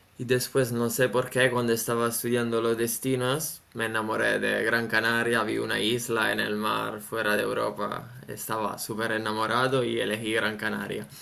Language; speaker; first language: Spanish; non-native, fluent; Italian